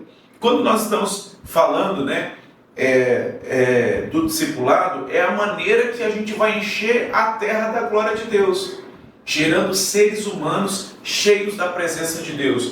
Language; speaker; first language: Portuguese; native; Portuguese